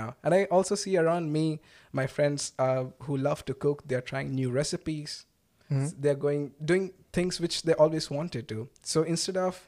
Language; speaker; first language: English; non-native, local second language; Malayalam